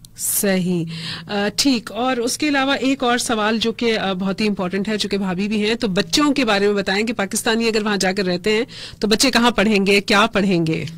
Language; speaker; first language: Urdu; native; Urdu